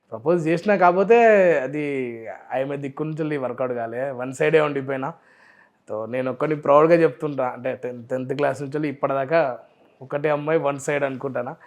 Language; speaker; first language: Telugu; non-native, local second language; Urdu